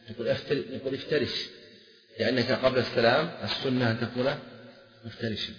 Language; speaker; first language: Arabic; native; Arabic